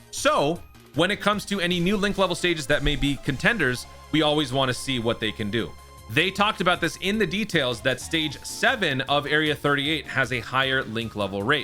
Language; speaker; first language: English; native; English